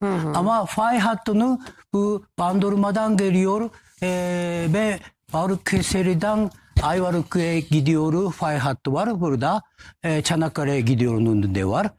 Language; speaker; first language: Turkish; non-native, learner; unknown